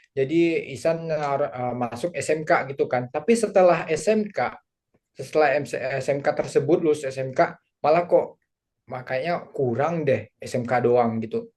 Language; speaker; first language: Indonesian; native; Indonesian